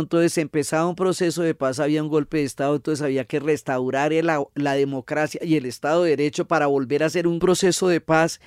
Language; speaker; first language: Spanish; native; Spanish